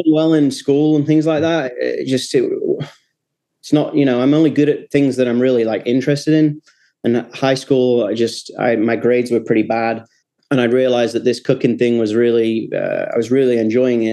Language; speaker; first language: English; native; English